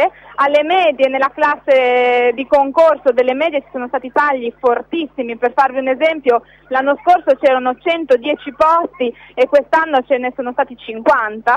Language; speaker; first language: Italian; native; Italian